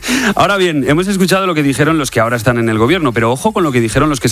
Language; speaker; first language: Spanish; native; Spanish